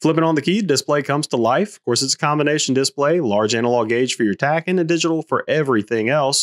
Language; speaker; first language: English; native; English